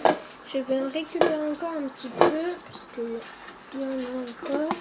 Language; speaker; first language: French; native; French